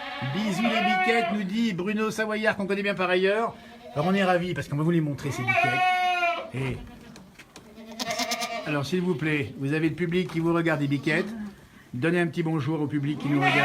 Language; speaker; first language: French; native; French